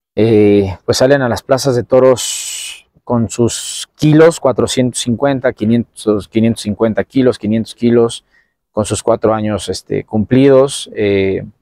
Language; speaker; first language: Spanish; native; Spanish